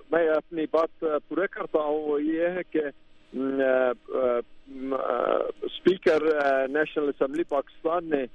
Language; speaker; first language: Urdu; non-native, fluent; Pashto